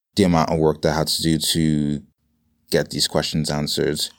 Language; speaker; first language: English; native; English